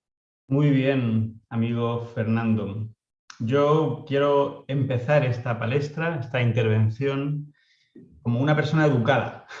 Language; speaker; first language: Spanish; native; Spanish